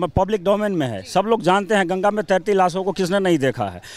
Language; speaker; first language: Hindi; native; Hindi